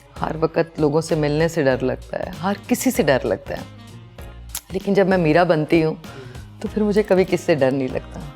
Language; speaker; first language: Urdu; non-native, local second language; Punjabi